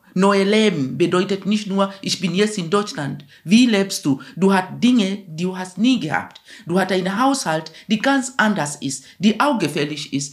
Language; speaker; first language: German; non-native, fluent; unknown